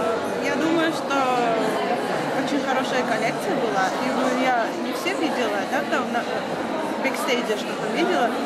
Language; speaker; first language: Russian; non-native, fluent; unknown